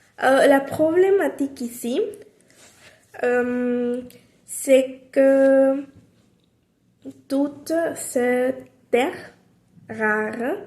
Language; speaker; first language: French; non-native, learner; Spanish